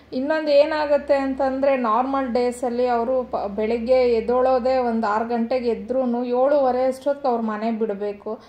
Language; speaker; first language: Kannada; non-native, local second language; Telugu